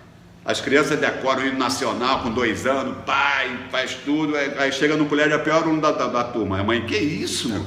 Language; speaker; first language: Portuguese; native; Portuguese